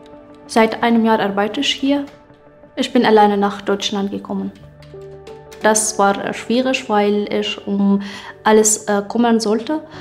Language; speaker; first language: German; non-native, fluent; Arabic